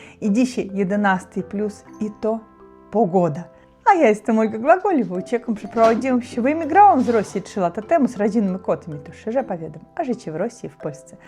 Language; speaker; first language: Polish; non-native, learner; Russian